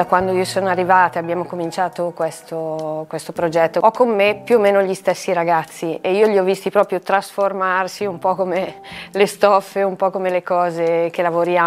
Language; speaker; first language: Italian; native; Italian